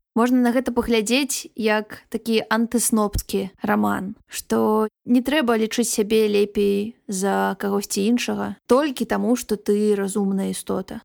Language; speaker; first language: Belarusian; non-native, local second language; Russian